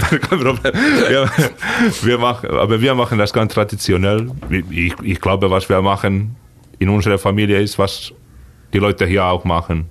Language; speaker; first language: German; non-native, fluent; Finnish